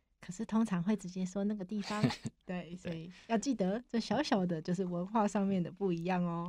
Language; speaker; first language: Chinese; native; Chinese